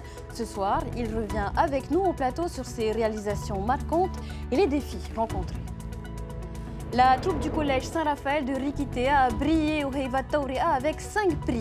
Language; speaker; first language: French; native; French